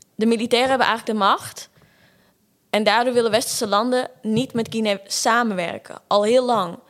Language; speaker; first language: Dutch; early bilingual, other home language; Portuguese